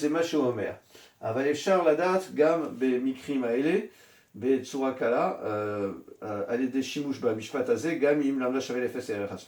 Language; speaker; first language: Hebrew; non-native, fluent; French